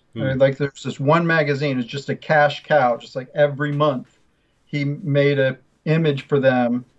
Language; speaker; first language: English; native; English